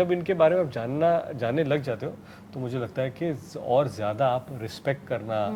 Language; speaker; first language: Hindi; non-native, local second language; Marathi